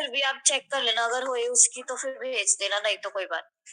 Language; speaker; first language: Hindi; native; Hindi